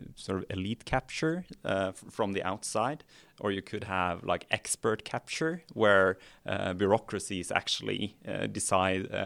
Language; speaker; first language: English; non-native, fluent; Norwegian